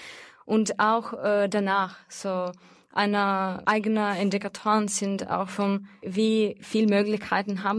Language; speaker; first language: German; non-native, fluent; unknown